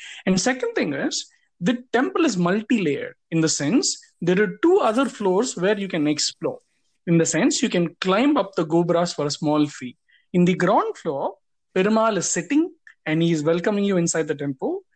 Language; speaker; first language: English; non-native, local second language; Tamil